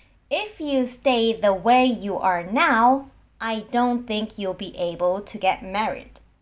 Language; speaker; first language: English; non-native, fluent; Japanese